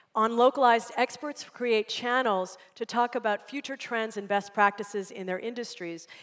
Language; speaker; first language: English; native; English